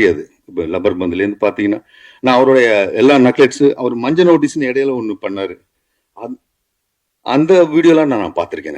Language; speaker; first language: Tamil; native; Tamil